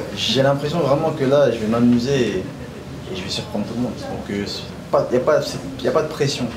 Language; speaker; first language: French; native; French